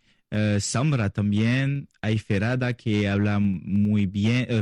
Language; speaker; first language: Spanish; non-native, learner; French